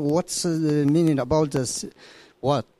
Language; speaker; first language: English; non-native, learner; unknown